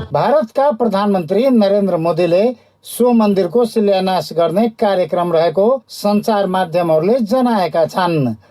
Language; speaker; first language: Nepali; non-native, local second language; Maithili